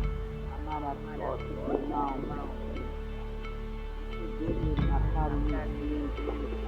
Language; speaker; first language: Portuguese; non-native, local second language; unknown